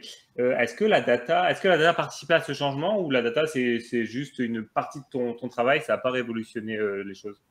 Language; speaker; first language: French; native; French